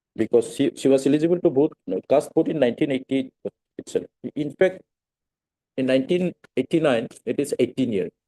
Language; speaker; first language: English; non-native, local second language; Assamese